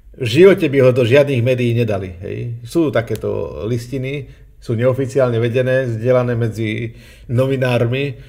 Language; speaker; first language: Slovak; native; Slovak